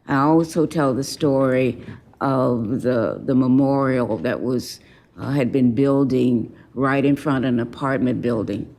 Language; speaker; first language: English; native; English